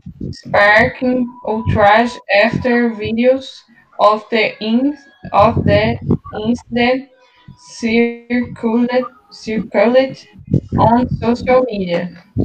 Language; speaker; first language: English; non-native, learner; Portuguese